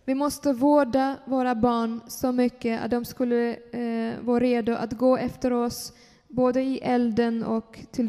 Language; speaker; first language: Swedish; non-native, fluent; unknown